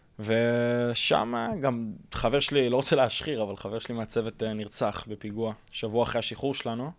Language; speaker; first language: Hebrew; early bilingual, other home language; English